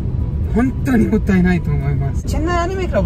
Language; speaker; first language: Japanese; non-native, learner; Tamil